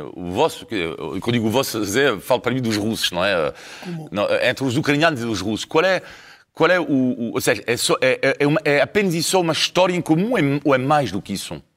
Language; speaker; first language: Portuguese; non-native, fluent; French